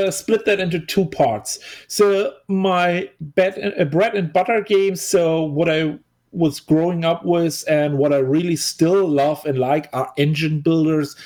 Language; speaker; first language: English; non-native, fluent; German